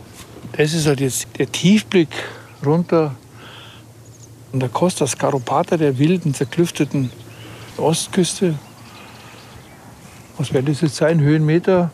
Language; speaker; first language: German; native; German